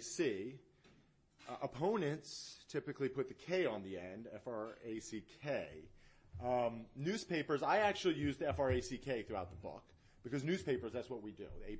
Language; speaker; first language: English; native; English